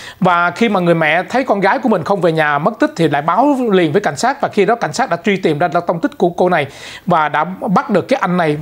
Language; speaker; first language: Vietnamese; early bilingual, heritage; Vietnamese